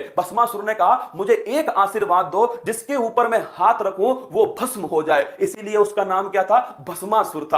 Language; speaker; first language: Hindi; native; Hindi